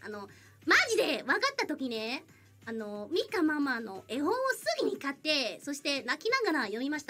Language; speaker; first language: Japanese; non-native, learner; English